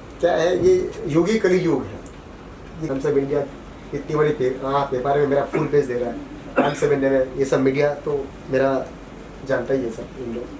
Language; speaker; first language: Hindi; non-native, local second language; Bangla